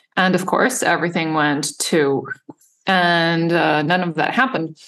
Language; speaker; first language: English; non-native, fluent; Serbian